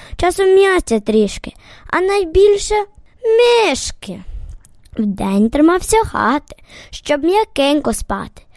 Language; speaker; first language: Ukrainian; native; Ukrainian